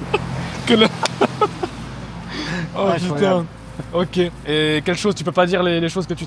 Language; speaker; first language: French; native; French